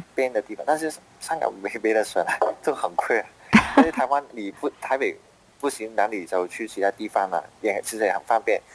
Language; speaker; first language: Chinese; non-native, fluent; Cantonese